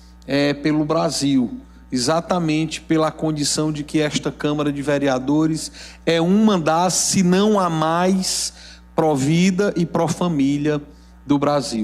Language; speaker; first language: Portuguese; native; Portuguese